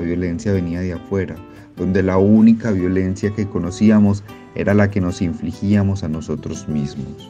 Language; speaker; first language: Spanish; native; Spanish